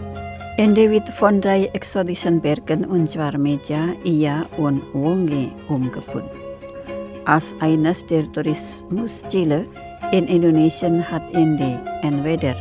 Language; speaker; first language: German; non-native, fluent; Indonesian